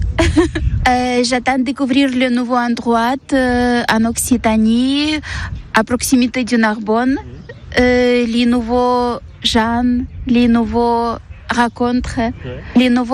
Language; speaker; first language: French; non-native, learner; Ukrainian